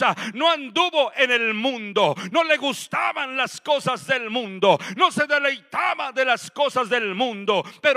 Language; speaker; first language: Spanish; native; Spanish